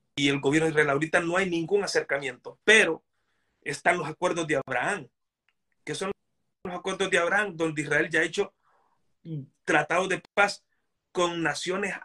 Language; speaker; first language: Spanish; native; Spanish